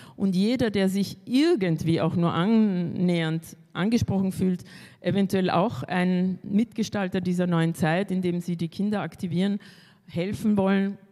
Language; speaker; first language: German; early bilingual, other home language; Spanish